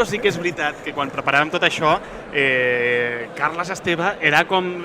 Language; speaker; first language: Catalan; native; Catalan